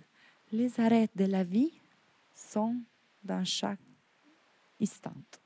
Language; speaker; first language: French; non-native, fluent; Italian